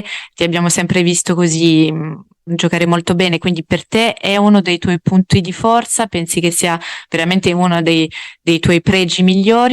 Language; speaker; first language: Italian; native; Italian